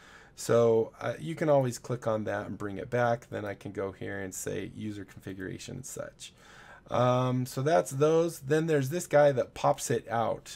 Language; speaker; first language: English; native; English